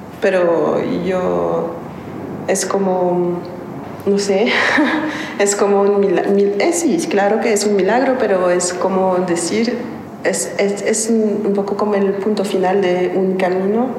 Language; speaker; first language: Spanish; non-native, learner; French